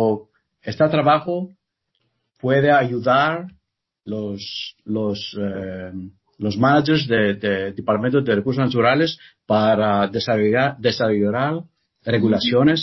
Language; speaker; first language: Spanish; non-native, learner; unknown